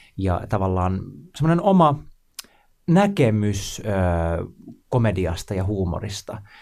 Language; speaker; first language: Finnish; non-native, local second language; Swedish